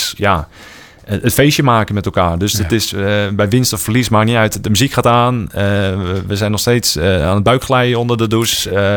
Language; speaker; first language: Dutch; native; Dutch